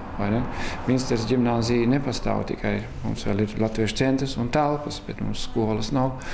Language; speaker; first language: Latvian; early bilingual, heritage; Latvian